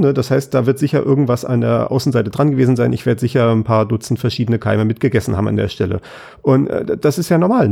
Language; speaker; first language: German; native; German